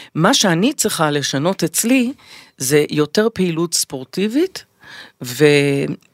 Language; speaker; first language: Hebrew; native; Hebrew